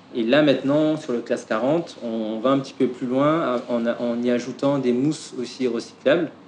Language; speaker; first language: French; native; French